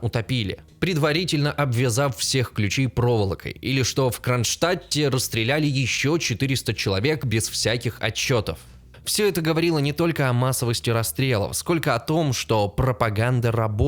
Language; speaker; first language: Russian; native; Russian